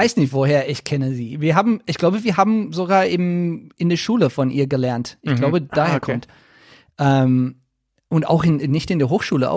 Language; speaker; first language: German; non-native, learner; Afrikaans